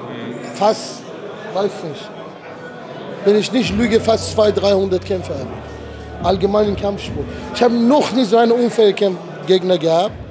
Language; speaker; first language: German; non-native, fluent; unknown